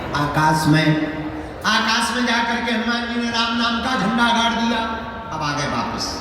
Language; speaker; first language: Hindi; native; Hindi